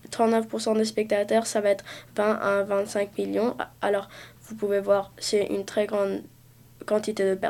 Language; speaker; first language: French; early bilingual, heritage; French